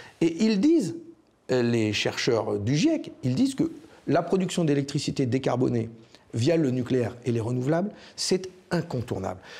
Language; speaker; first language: French; native; French